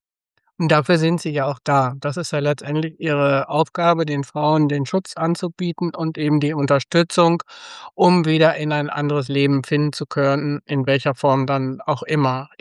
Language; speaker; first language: German; native; German